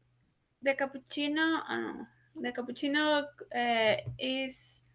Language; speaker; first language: English; non-native, learner; Spanish